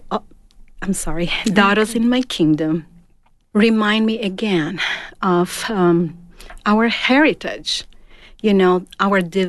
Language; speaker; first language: English; non-native, fluent; Portuguese